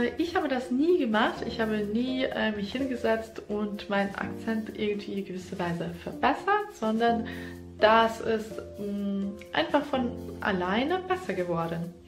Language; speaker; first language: German; non-native, fluent; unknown